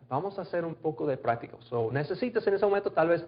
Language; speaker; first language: Spanish; non-native, fluent; English